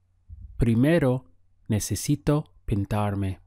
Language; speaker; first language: Spanish; non-native, fluent; English